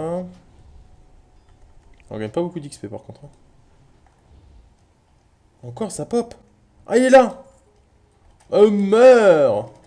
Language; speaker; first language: French; native; French